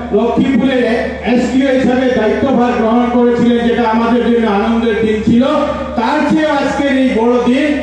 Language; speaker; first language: Bangla; native; Bangla